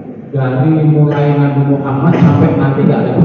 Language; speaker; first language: Indonesian; native; Indonesian